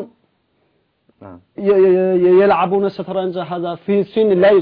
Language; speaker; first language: Arabic; non-native, learner; Chinese